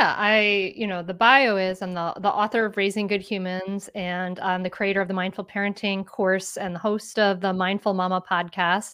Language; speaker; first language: English; native; English